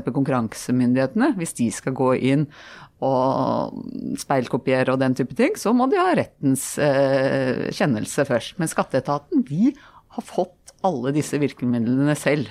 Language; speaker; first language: Norwegian; native; Norwegian